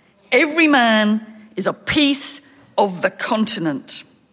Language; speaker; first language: English; native; English